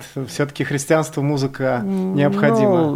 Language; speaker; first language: Russian; native; Russian